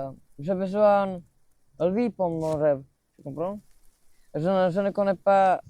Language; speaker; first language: French; non-native, learner; Slovak